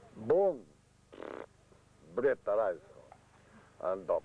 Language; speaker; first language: English; non-native, learner; Japanese